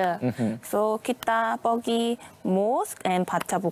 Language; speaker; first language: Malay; non-native, learner; Korean